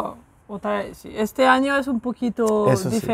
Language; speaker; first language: Spanish; non-native, fluent; French